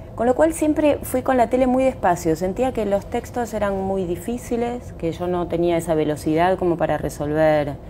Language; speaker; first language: Spanish; native; Spanish